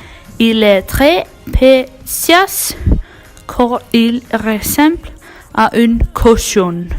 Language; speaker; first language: French; non-native, learner; Icelandic